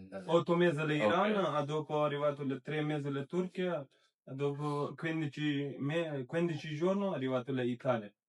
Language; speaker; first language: Italian; non-native, learner; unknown